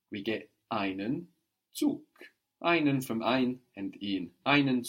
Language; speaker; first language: German; non-native, fluent; English